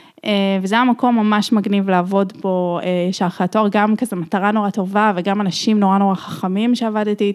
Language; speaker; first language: Hebrew; native; Hebrew